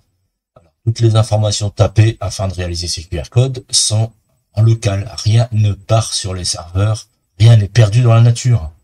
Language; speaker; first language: French; native; French